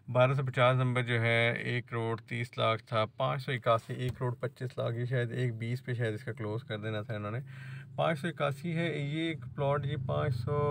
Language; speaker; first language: Urdu; native; Urdu